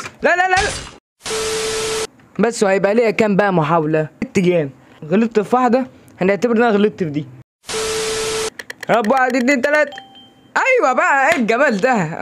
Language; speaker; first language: Arabic; native; Arabic